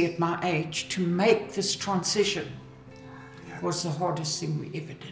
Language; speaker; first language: English; native; English